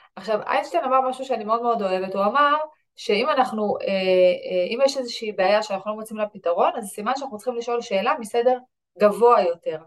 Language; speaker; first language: Hebrew; native; Hebrew